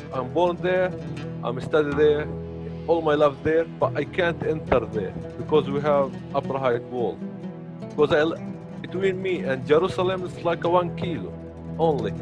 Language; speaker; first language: English; non-native, learner; Arabic